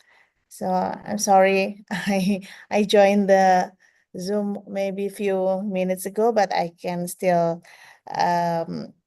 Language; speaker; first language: English; non-native, fluent; Indonesian